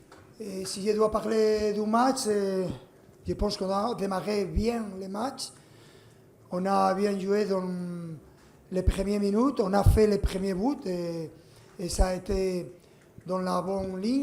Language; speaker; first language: French; non-native, fluent; Spanish